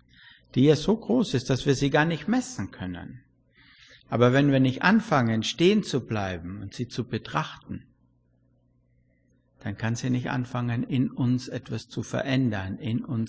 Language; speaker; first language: German; native; German